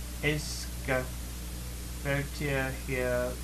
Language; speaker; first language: German; non-native, learner; English